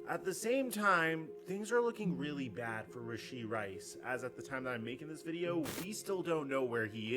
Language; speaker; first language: English; native; English